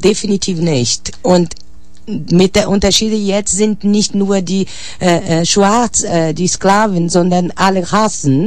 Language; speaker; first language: German; non-native, fluent; Portuguese